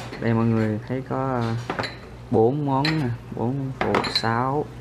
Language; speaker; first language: Vietnamese; native; Vietnamese